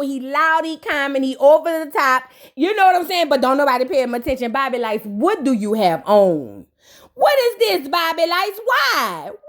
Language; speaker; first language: English; native; English